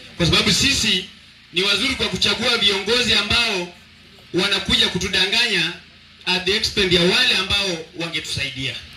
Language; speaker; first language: Swahili; non-native, local second language; Luyia